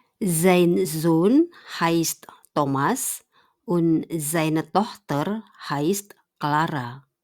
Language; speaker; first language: German; non-native, fluent; Indonesian